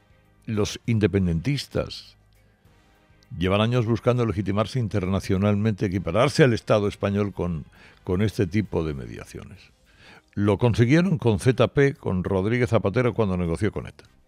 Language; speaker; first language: Spanish; native; Spanish